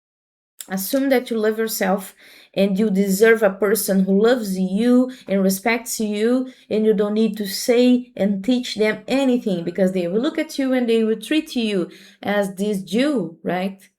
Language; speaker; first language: English; non-native, fluent; Portuguese